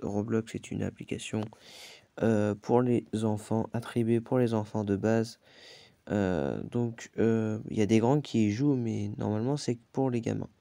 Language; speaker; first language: French; native; French